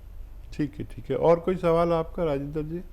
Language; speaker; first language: Hindi; native; Hindi